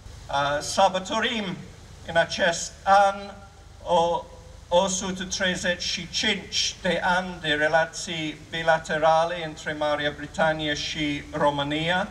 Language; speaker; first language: Romanian; non-native, fluent; English